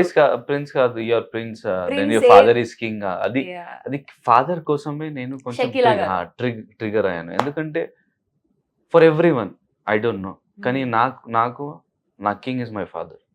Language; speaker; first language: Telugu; non-native, local second language; Urdu